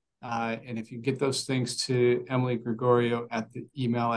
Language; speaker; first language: English; native; English